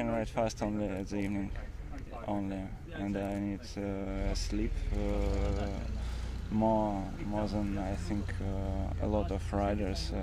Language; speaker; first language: English; non-native, learner; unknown